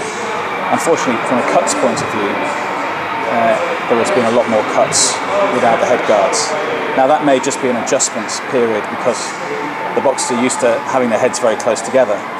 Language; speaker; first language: English; native; English